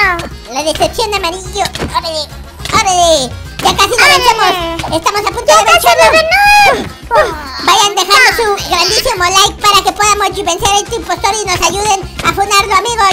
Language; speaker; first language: Spanish; native; Spanish